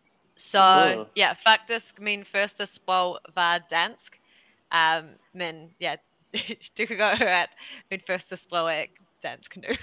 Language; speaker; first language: Danish; early bilingual, heritage; English